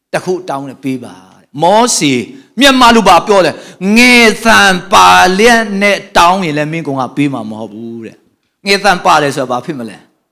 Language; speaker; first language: Burmese; non-native, local second language; Tedim Chin